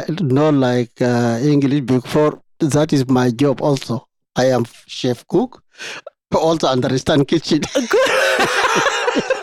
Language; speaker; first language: English; non-native, learner; Arabic